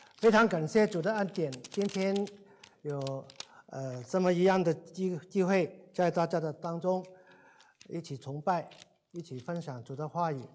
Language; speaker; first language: Chinese; non-native, local second language; Cantonese